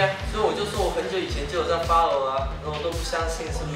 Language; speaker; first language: Chinese; native; Chinese